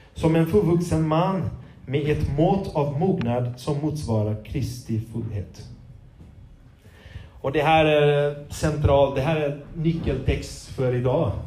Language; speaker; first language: Swedish; non-native, fluent; Portuguese